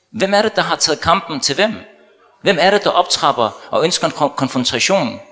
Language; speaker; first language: Danish; early bilingual, other home language; Arabic